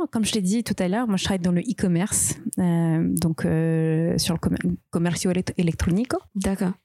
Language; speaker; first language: French; native; French